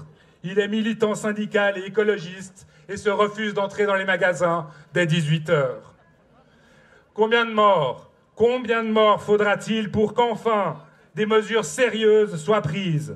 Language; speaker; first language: French; native; French